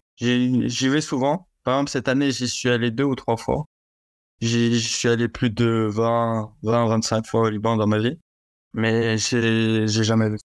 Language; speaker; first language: French; native; French